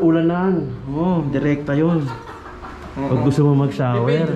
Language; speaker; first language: Filipino; native; Filipino